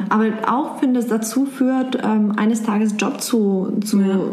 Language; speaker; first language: German; non-native, fluent; Serbian